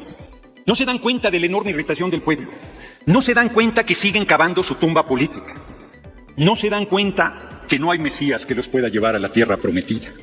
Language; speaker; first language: Spanish; native; Spanish